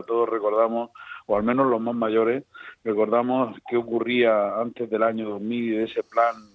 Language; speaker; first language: Spanish; native; Spanish